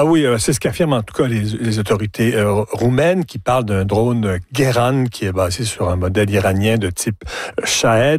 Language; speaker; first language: French; native; French